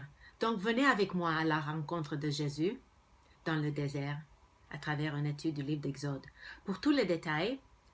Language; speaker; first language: French; non-native, fluent; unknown